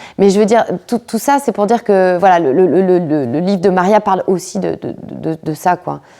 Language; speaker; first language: French; early bilingual, other home language; Spanish